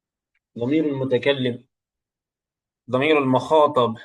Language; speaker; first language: Arabic; non-native, fluent; English